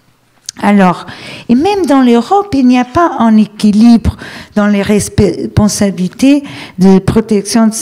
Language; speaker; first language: French; non-native, fluent; Portuguese